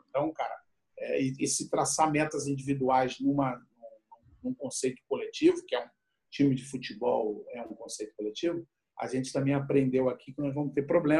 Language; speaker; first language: Portuguese; native; Portuguese